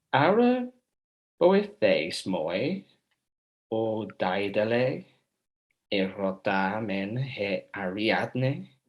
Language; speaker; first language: Greek; non-native, fluent; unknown